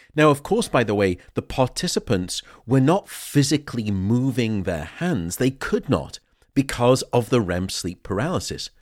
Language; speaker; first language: English; native; English